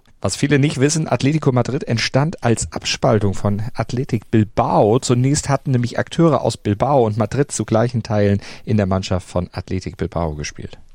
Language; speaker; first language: German; native; German